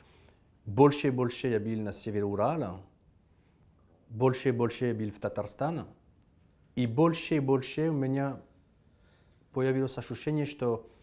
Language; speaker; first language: Russian; non-native, fluent; French